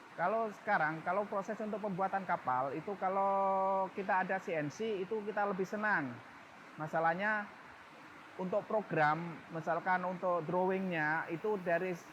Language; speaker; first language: Malay; non-native, fluent; Indonesian